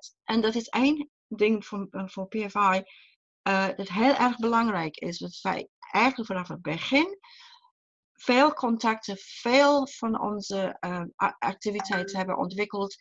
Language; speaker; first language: Dutch; non-native, fluent; English